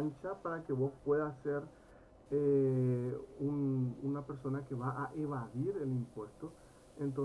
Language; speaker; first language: Spanish; native; Spanish